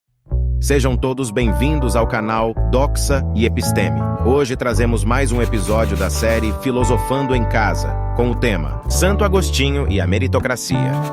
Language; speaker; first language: Portuguese; native; Portuguese